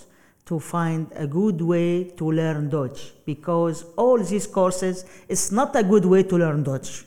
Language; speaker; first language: English; non-native, learner; Arabic